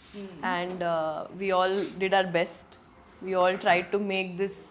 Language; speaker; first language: Telugu; non-native, local second language; Urdu